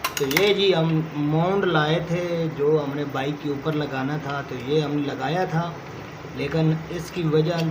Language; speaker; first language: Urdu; non-native, local second language; Punjabi